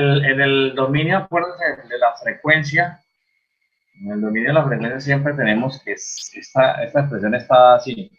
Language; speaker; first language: Spanish; native; Spanish